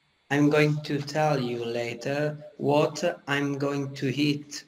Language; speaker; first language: English; non-native, learner; Italian